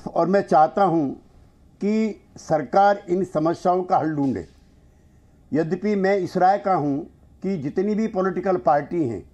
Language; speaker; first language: Hindi; native; Hindi